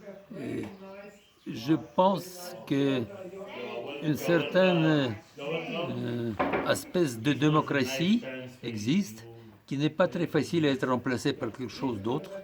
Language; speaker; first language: French; non-native, fluent; Russian